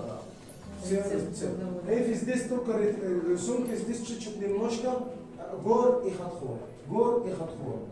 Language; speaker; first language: Russian; non-native, learner; Arabic